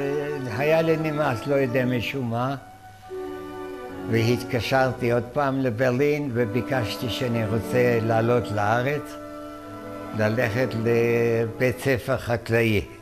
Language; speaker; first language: Hebrew; non-native, fluent; German